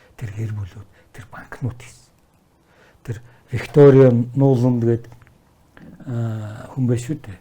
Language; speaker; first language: Mongolian; native; Mongolian